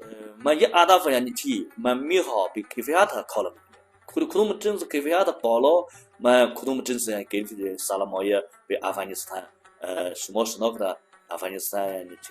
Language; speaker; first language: Persian; non-native, learner; Chinese